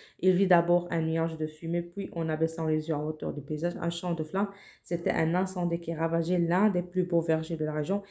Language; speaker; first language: French; non-native, local second language; Arabic